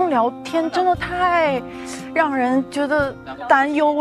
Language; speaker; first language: Chinese; native; Chinese